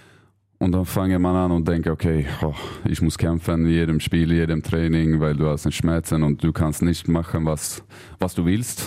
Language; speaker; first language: German; non-native, learner; Swedish